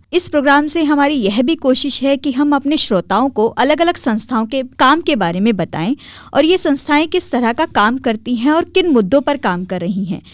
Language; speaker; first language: Hindi; native; Hindi